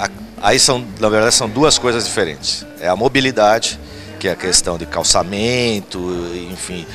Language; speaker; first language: Portuguese; native; Portuguese